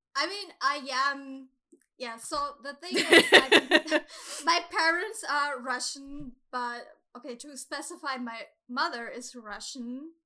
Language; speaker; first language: English; non-native, fluent; German